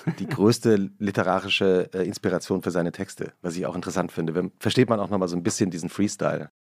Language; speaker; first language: German; native; German